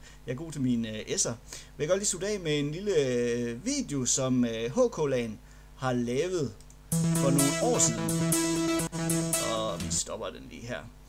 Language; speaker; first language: Danish; native; Danish